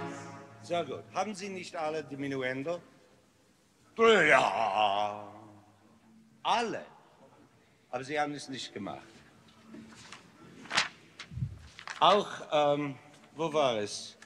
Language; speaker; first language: German; non-native, fluent; English